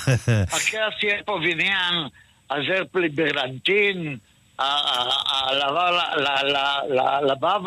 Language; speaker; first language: Spanish; early bilingual, heritage; Ladino